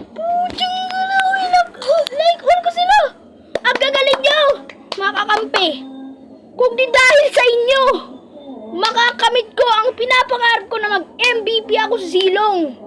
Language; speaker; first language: Filipino; non-native, local second language; Waray